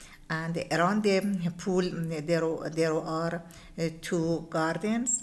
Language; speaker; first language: English; non-native, learner; Persian